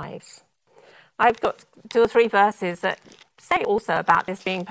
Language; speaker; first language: English; native; English